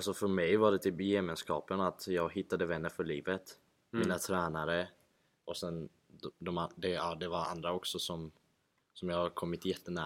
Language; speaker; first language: Swedish; non-native, fluent; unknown